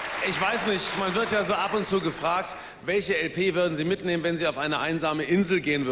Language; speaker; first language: German; native; German